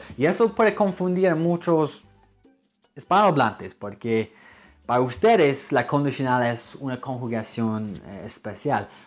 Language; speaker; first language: Spanish; non-native, fluent; English